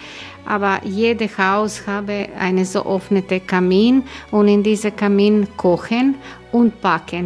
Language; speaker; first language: German; non-native, learner; Croatian